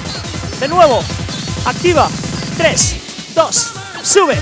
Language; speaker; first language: Spanish; native; Spanish